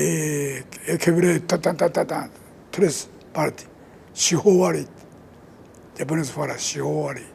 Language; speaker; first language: Portuguese; non-native, learner; Japanese